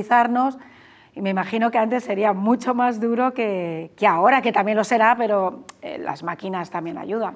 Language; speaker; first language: Spanish; native; Spanish